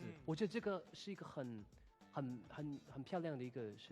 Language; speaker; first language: Chinese; non-native, fluent; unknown